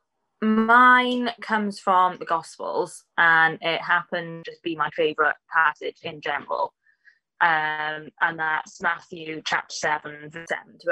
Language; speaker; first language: English; native; English